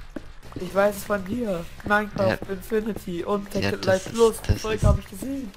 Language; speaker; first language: German; native; German